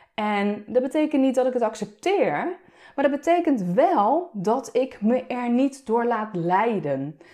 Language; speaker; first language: Dutch; early bilingual, other home language; Turkish